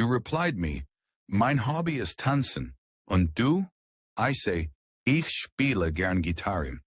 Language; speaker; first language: German; non-native, learner; English